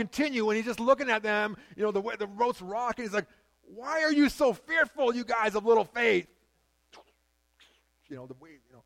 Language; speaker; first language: English; native; English